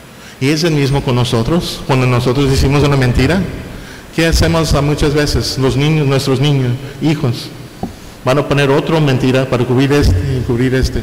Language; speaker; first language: Spanish; non-native, fluent; English